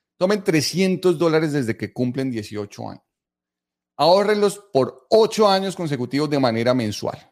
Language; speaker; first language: Spanish; native; Spanish